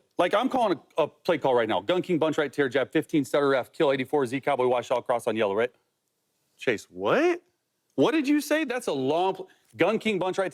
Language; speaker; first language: English; native; English